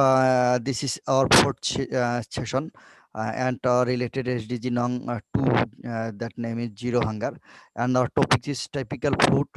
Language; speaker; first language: English; non-native, learner; Bangla